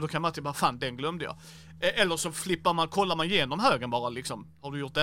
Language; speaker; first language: Swedish; native; Swedish